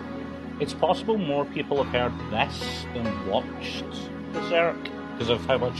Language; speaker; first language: English; native; English